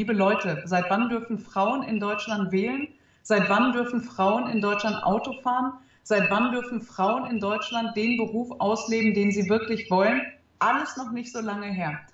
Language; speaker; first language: German; early bilingual, other home language; Arabic